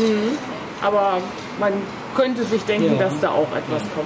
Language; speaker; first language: German; native; German